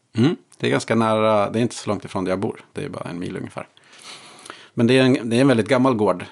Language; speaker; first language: Swedish; native; Swedish